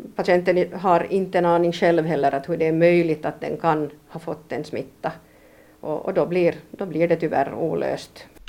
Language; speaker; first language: Swedish; native; Swedish